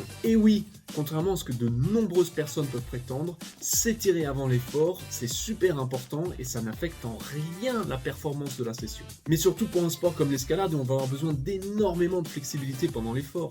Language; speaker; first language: French; native; French